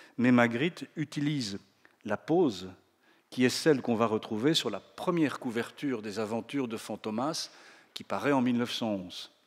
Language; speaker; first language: French; native; French